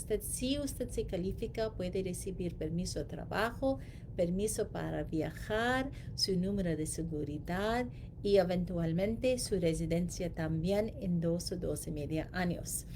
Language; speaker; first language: Spanish; non-native, learner; English